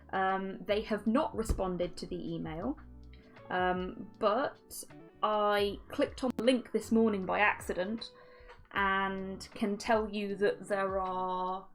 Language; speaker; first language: English; native; English